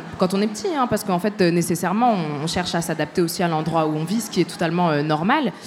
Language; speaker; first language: French; early bilingual, other home language; Arabic